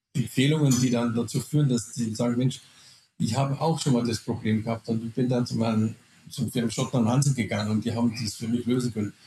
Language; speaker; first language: German; non-native, fluent; Danish